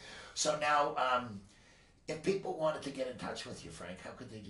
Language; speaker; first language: English; native; English